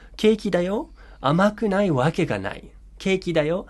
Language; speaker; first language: Japanese; non-native, fluent; English